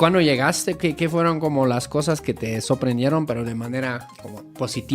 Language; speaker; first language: Spanish; non-native, fluent; German